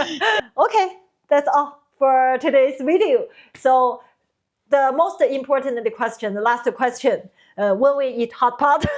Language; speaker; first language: English; non-native, learner; Chinese